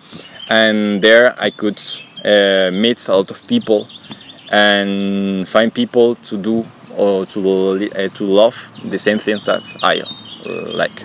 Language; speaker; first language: English; non-native, learner; Spanish